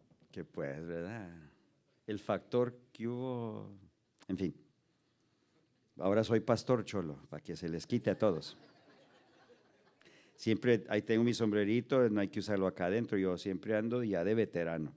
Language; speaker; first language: Spanish; early bilingual, heritage; Spanish